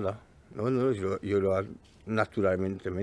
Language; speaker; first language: Spanish; non-native, learner; French